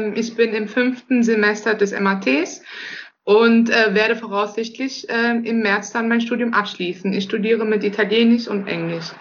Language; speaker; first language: German; early bilingual, other home language; Italian